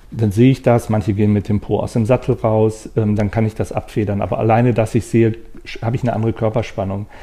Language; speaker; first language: German; native; German